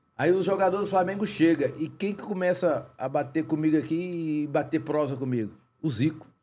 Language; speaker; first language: Portuguese; native; Portuguese